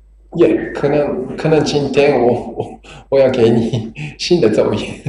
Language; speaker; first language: Chinese; non-native, learner; Japanese